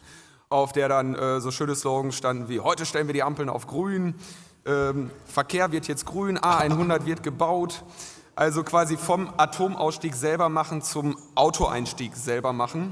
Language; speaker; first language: German; native; German